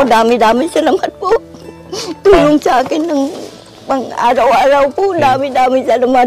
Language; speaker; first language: Filipino; non-native, learner; Vietnamese